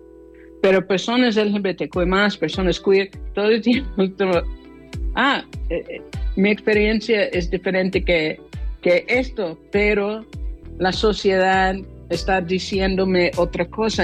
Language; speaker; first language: Spanish; non-native, fluent; English